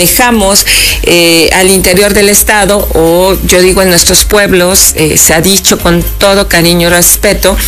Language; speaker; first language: Spanish; native; Spanish